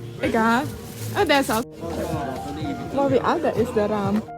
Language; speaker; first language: German; non-native, learner; Thai